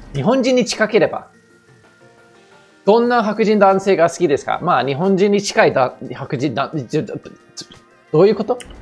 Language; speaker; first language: Japanese; non-native, fluent; English